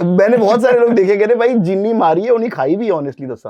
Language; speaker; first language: Hindi; native; Hindi